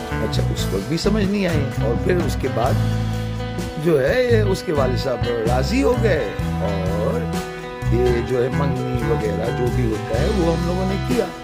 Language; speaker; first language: Urdu; native; Urdu